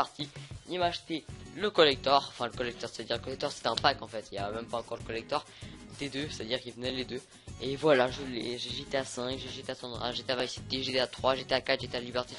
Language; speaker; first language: French; native; French